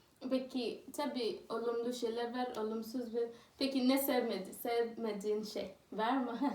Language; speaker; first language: Turkish; non-native, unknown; Swahili